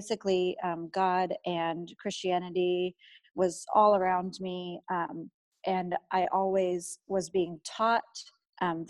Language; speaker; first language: English; native; English